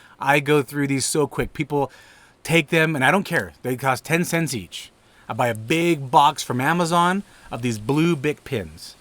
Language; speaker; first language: English; native; English